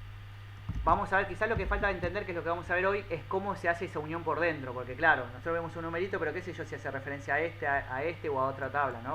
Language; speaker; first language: Spanish; native; Spanish